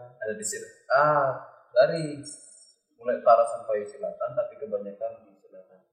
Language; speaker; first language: Indonesian; non-native, learner; Filipino